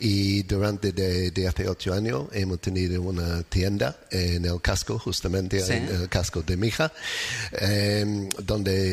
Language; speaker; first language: Spanish; non-native, learner; English